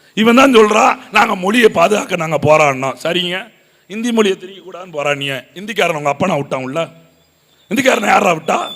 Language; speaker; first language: Tamil; native; Tamil